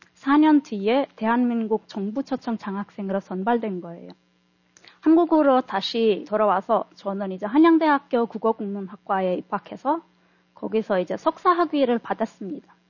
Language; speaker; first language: Korean; non-native, fluent; Turkmen